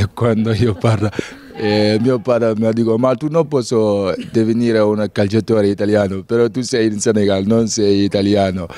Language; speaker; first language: Italian; non-native, learner; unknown